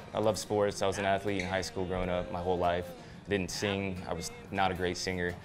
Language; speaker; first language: English; native; English